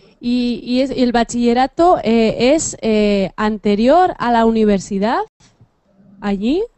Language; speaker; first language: Spanish; native; Spanish